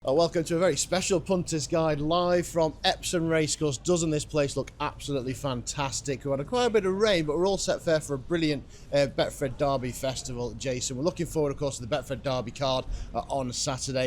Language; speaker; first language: English; native; English